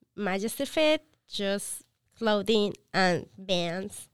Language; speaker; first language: English; non-native, learner; Spanish